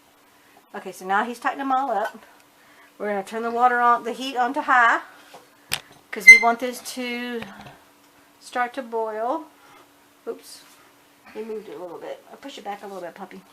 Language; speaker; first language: English; native; English